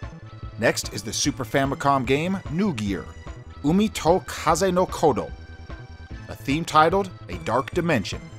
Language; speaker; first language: English; native; English